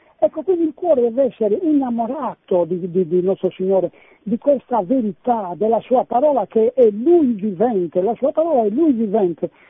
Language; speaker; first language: Italian; native; Italian